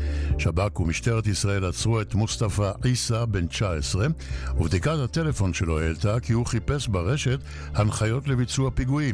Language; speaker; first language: Hebrew; native; Hebrew